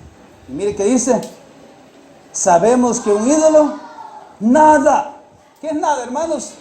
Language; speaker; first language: Spanish; native; Spanish